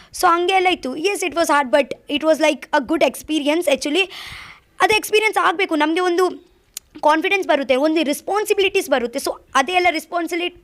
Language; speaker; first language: Kannada; non-native, fluent; Tulu